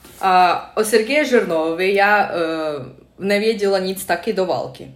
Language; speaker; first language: Czech; non-native, fluent; Russian